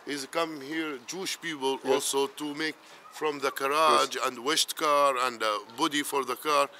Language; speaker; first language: English; non-native, learner; Arabic